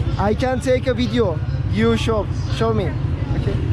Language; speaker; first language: English; non-native, learner; Turkish